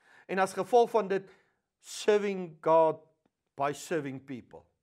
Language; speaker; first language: English; non-native, local second language; Afrikaans